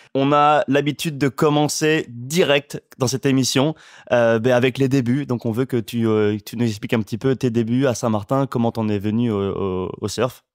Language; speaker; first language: French; native; French